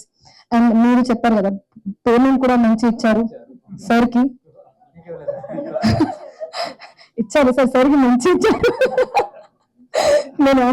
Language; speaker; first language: Telugu; non-native, fluent; Hindi